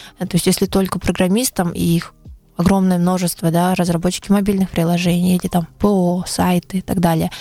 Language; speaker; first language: Russian; native; Russian